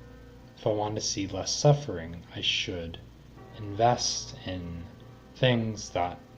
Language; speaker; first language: English; native; English